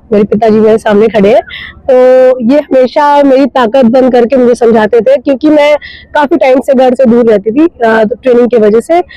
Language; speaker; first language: Hindi; native; Hindi